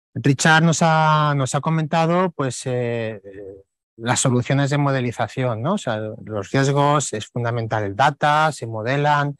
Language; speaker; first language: Spanish; native; Spanish